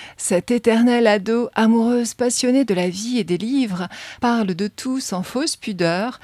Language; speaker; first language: French; native; French